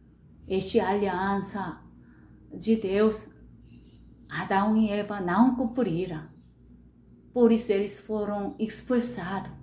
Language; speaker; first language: Portuguese; non-native, learner; Korean